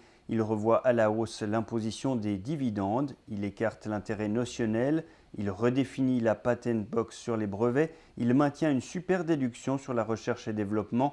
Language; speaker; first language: French; native; French